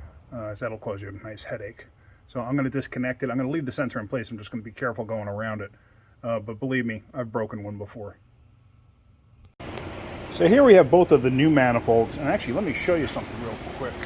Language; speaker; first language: English; native; English